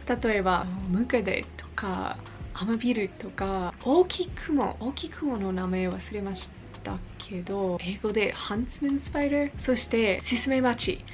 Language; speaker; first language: Japanese; non-native, learner; English